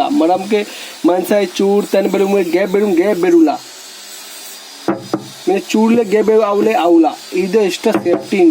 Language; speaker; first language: Malayalam; non-native, learner; Hindi